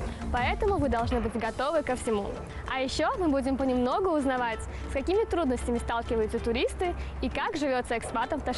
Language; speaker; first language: Russian; native; Russian